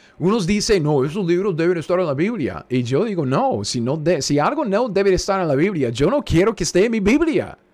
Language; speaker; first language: Spanish; non-native, fluent; English